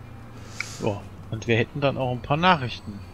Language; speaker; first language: German; native; German